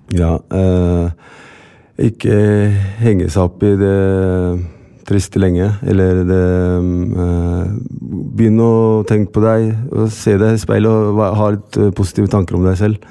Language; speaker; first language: Norwegian; non-native, fluent; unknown